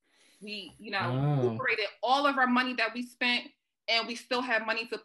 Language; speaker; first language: English; native; English